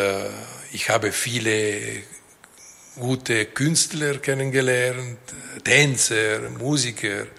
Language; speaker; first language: German; non-native, local second language; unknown